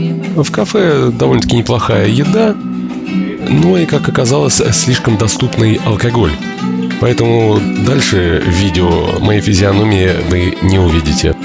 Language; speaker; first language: Russian; native; Russian